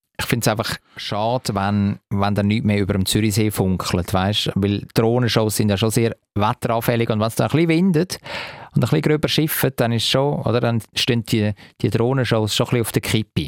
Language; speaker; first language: German; native; German